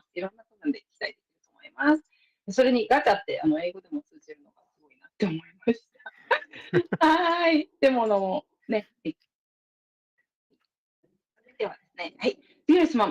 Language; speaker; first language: Japanese; native; Japanese